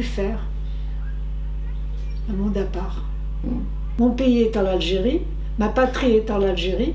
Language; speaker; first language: French; native; French